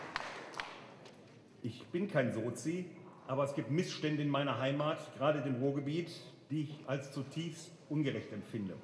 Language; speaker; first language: German; native; German